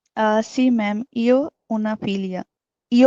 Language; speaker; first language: Italian; non-native, learner; Urdu